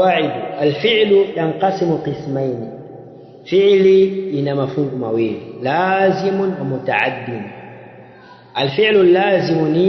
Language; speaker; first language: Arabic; non-native, fluent; Swahili